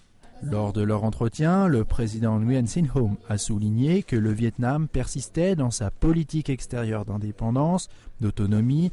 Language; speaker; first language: French; non-native, fluent; Vietnamese